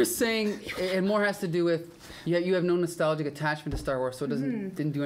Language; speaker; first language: English; native; English